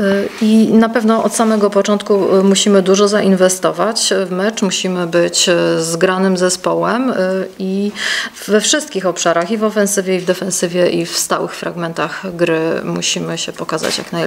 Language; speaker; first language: Polish; native; Polish